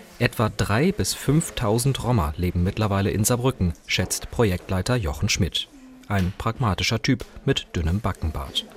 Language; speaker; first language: German; native; German